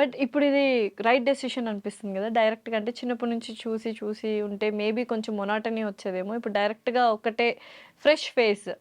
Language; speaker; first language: Telugu; native; Telugu